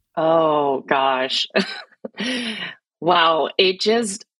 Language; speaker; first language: English; early bilingual, other home language; Filipino